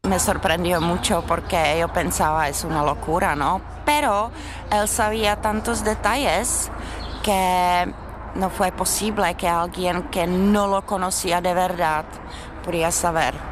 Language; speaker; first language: Spanish; non-native, fluent; Czech